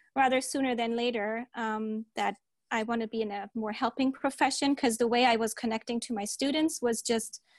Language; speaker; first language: English; early bilingual, heritage; German